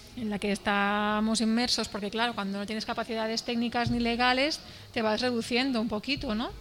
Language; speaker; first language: Spanish; non-native, local second language; Catalan